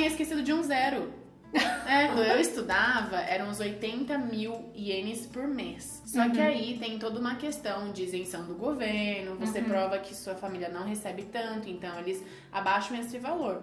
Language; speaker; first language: Portuguese; early bilingual, heritage; Portuguese